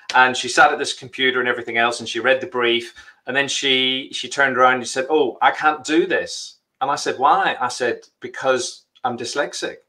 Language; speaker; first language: English; native; English